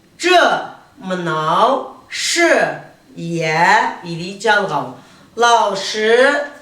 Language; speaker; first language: Chinese; non-native, fluent; Kazakh